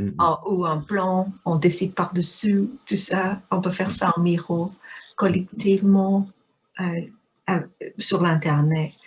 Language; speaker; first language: French; non-native, fluent; English